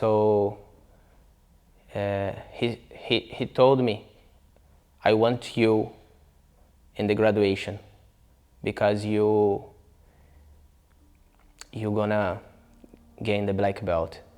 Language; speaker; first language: English; non-native, learner; Portuguese